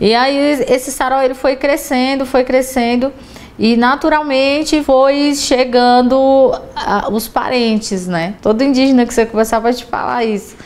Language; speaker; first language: Portuguese; native; Portuguese